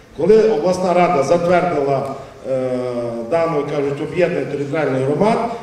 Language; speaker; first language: Ukrainian; native; Ukrainian